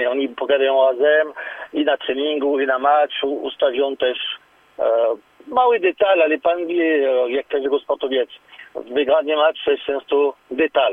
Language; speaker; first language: Polish; non-native, learner; French